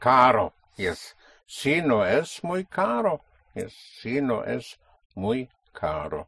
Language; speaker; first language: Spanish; non-native, fluent; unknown